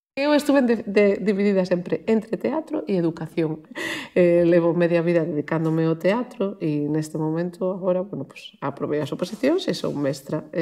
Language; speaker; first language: Galician; non-native, local second language; Spanish